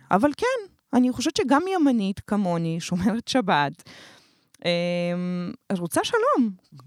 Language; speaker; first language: Hebrew; non-native, fluent; Russian